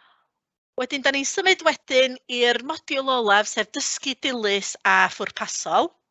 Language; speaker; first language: Welsh; native; Welsh